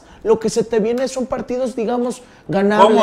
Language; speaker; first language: Spanish; native; Spanish